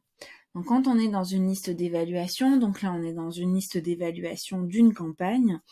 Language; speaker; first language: French; native; French